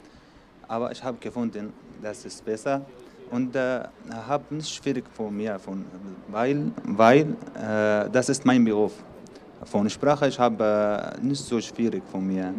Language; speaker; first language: German; non-native, learner; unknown